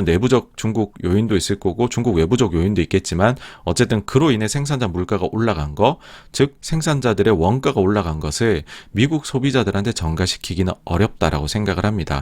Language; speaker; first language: Korean; native; Korean